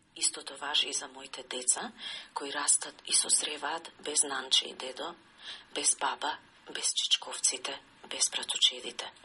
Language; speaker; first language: Macedonian; native; Macedonian